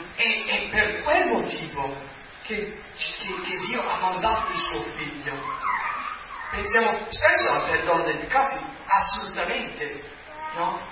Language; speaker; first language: Italian; non-native, fluent; English